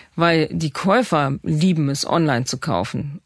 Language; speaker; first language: German; native; German